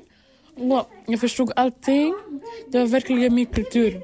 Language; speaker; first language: Swedish; early bilingual, other home language; Persian